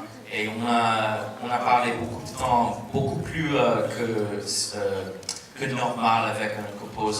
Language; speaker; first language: French; non-native, fluent; English